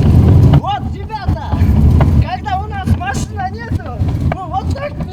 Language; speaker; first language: Russian; non-native, local second language; Kyrgyz